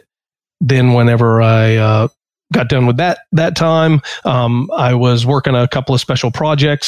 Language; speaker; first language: English; native; English